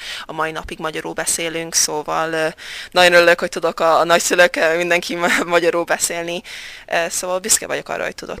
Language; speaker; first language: Hungarian; early bilingual, heritage; Hungarian